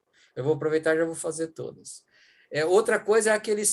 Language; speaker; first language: Portuguese; native; Portuguese